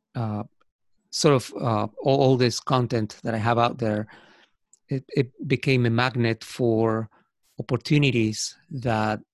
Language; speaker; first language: English; non-native, fluent; Spanish